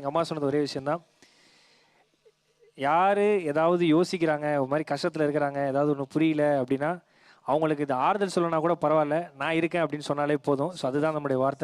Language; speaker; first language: Tamil; native; Tamil